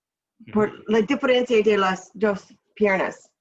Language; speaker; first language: Spanish; non-native, learner; English